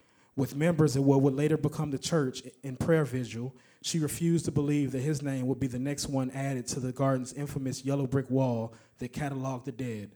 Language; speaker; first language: English; native; English